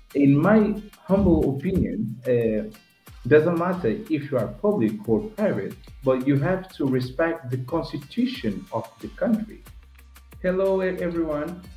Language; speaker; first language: English; non-native, fluent; Kabuverdianu